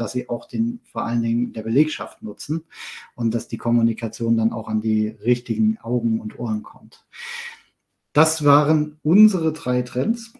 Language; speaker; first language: German; native; German